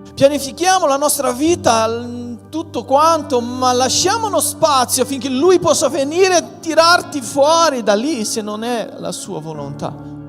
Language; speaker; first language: Italian; non-native, fluent; Portuguese